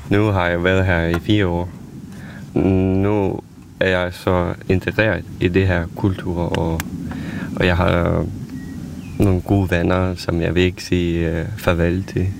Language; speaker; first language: Danish; non-native, fluent; Ukrainian